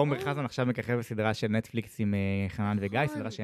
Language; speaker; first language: Hebrew; native; Hebrew